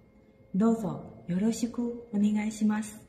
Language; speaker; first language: Japanese; non-native, fluent; Chinese